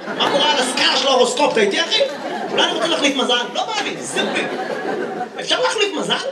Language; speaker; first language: Hebrew; native; Hebrew